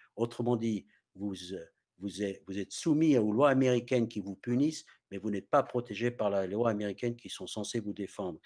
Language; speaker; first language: French; non-native, fluent; English